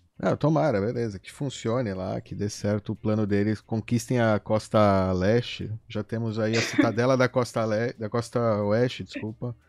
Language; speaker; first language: Portuguese; native; Portuguese